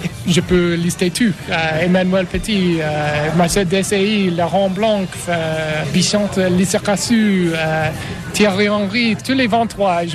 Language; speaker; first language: French; non-native, learner; English